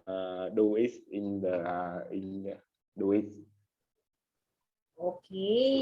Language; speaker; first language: English; non-native, learner; Vietnamese